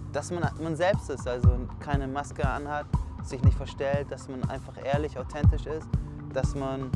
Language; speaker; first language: German; native; German